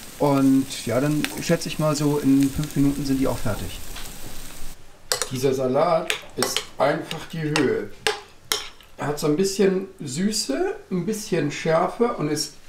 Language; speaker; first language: German; native; German